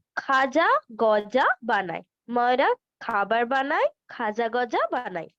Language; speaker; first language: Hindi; non-native, local second language; Bangla